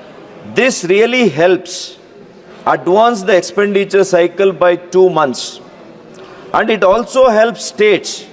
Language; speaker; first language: English; non-native, local second language; Kannada